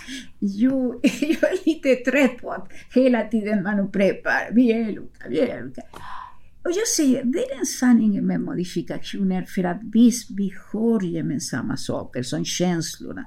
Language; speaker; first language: Swedish; non-native, fluent; Spanish